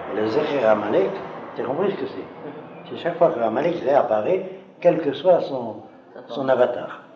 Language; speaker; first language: French; native; French